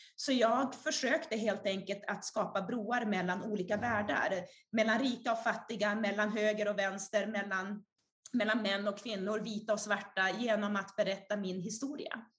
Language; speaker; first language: Swedish; early bilingual, other home language; Portuguese